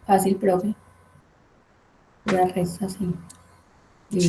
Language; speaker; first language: Spanish; native; Spanish